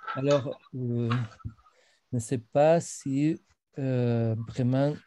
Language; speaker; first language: French; non-native, fluent; Spanish